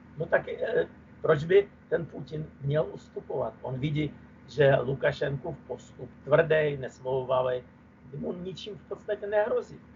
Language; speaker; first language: Czech; non-native, fluent; Russian